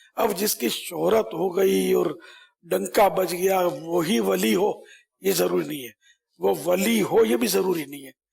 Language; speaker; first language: Urdu; native; Urdu